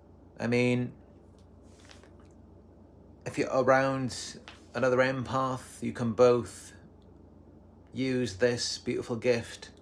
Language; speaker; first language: English; native; English